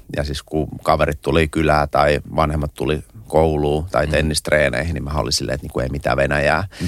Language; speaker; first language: Finnish; early bilingual, other home language; Russian